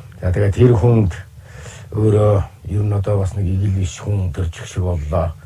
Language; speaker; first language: Mongolian; native; Mongolian